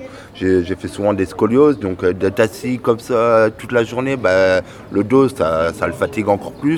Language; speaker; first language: French; native; French